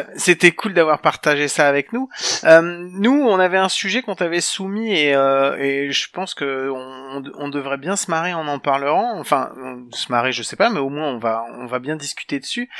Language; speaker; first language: French; native; French